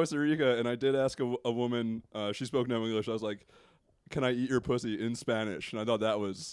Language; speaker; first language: English; native; English